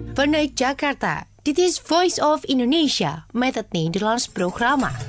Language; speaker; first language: Dutch; non-native, fluent; Indonesian